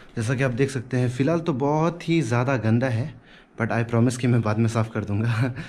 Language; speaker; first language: Hindi; non-native, local second language; Adi